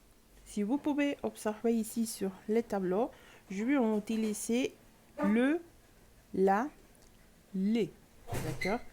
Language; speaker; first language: French; non-native, learner; Spanish